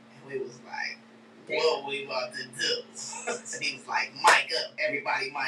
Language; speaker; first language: English; native; English